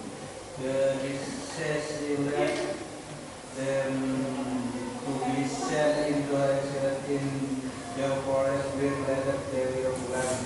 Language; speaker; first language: English; non-native, learner; Indonesian